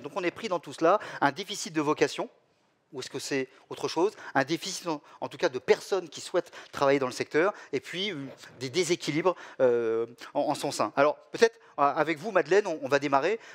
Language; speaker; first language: French; native; French